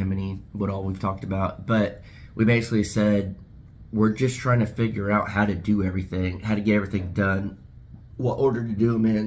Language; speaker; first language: English; native; English